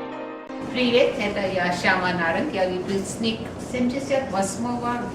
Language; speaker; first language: Russian; non-native, fluent; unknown